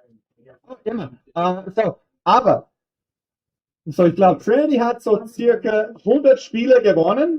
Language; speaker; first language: German; non-native, fluent; English